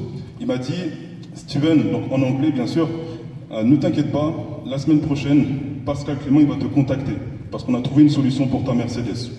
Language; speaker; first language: French; native; French